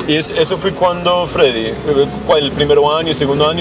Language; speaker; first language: Spanish; non-native, learner; English